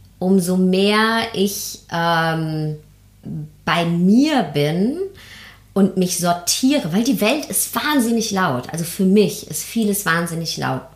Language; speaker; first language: German; early bilingual, other home language; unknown